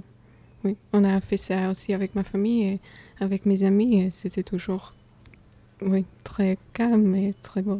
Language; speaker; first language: French; non-native, fluent; Slovak